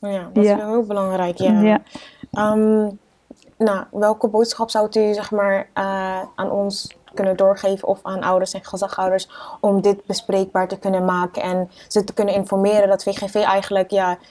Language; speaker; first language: Dutch; native; Dutch